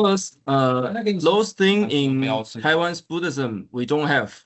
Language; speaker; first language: English; non-native, learner; Chinese